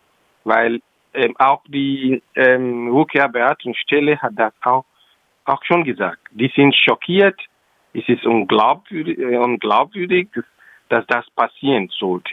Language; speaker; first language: German; non-native, local second language; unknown